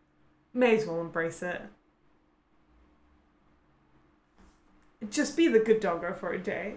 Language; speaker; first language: English; native; English